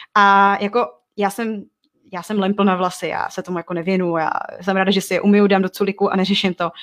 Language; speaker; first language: Czech; native; Czech